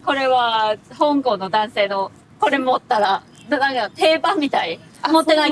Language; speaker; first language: Japanese; non-native, fluent; Cantonese